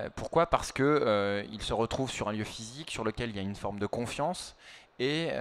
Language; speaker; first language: French; native; French